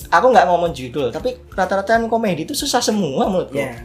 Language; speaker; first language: Indonesian; native; Indonesian